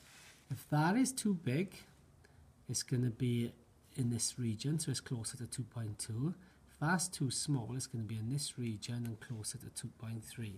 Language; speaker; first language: English; native; English